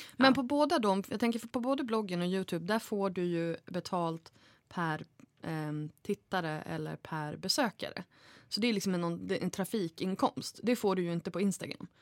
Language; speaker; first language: Swedish; native; Swedish